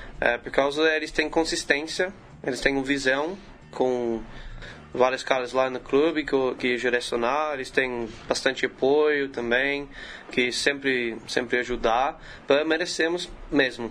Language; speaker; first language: Portuguese; non-native, learner; English